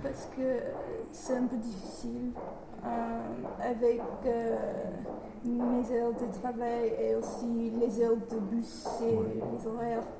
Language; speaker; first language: French; non-native, learner; English